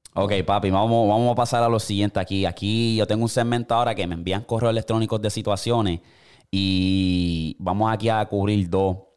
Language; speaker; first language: Spanish; native; Spanish